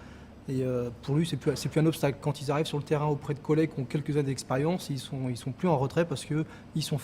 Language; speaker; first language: French; native; French